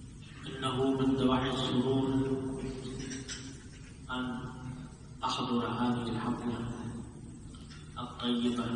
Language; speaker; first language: Arabic; non-native, fluent; Urdu